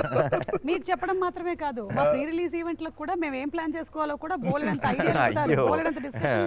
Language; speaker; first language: Telugu; native; Telugu